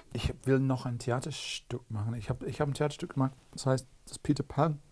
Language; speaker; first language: German; non-native, fluent; English